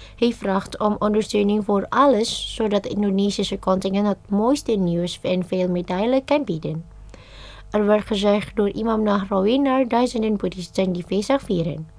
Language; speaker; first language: Dutch; non-native, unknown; Indonesian